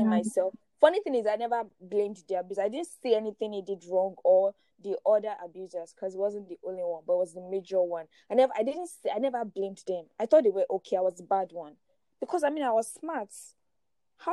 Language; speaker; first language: English; non-native, local second language; Yoruba